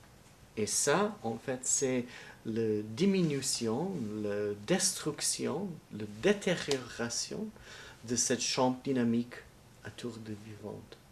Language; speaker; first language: French; non-native, learner; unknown